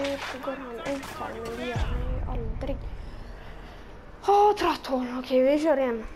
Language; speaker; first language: Swedish; native; Swedish